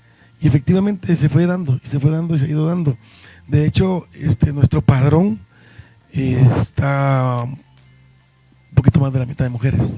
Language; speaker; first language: Spanish; native; Spanish